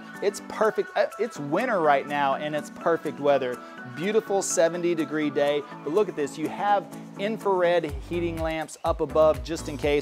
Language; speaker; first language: English; native; English